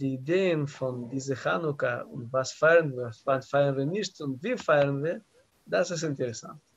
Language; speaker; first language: German; non-native, learner; Russian